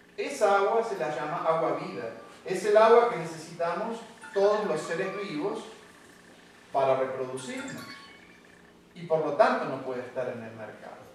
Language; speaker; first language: Spanish; native; Spanish